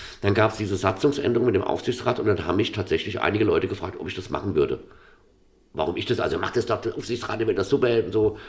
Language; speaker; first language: German; native; German